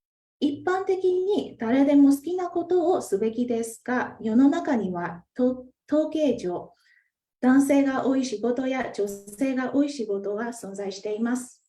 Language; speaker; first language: Japanese; non-native, fluent; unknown